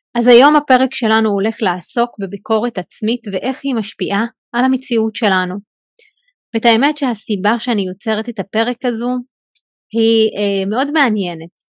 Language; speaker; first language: Hebrew; non-native, local second language; Arabic